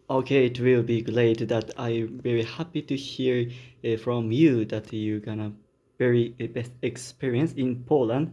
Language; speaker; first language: English; non-native, learner; Japanese